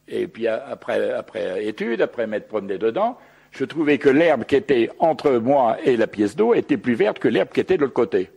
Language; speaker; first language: French; native; French